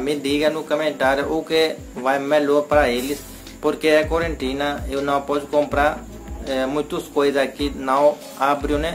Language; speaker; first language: Portuguese; non-native, learner; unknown